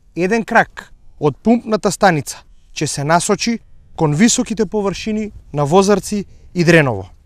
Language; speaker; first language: Macedonian; native; Macedonian